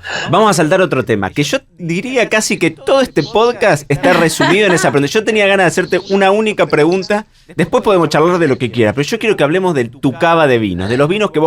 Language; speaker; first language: Spanish; native; Spanish